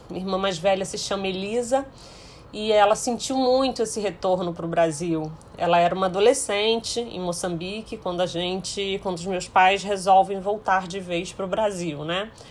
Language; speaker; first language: Portuguese; early bilingual, heritage; Portuguese